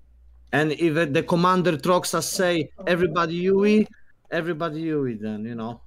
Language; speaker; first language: English; non-native, learner; Polish